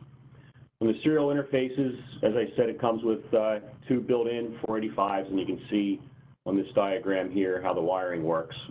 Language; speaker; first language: English; native; English